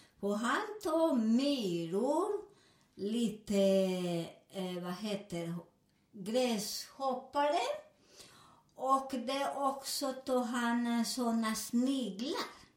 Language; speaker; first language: Swedish; non-native, learner; Spanish